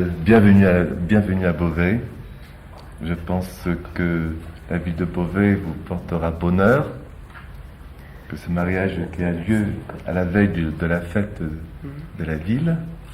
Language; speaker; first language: French; native; French